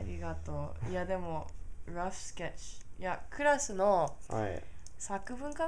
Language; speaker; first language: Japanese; non-native, learner; English